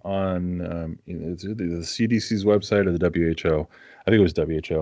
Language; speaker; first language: English; native; English